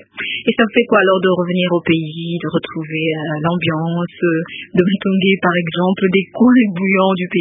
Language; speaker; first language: French; non-native, local second language; Lingala